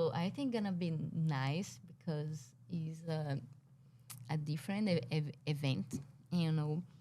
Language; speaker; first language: English; non-native, learner; Portuguese